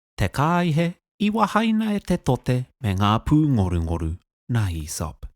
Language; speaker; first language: Māori; non-native, local second language; English